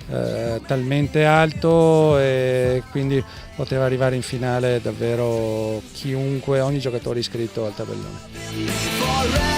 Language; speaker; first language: Italian; native; Italian